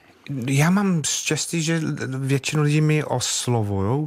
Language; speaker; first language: Czech; non-native, fluent; English